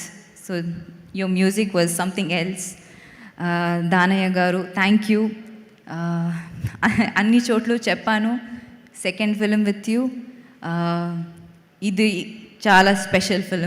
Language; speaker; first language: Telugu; non-native, local second language; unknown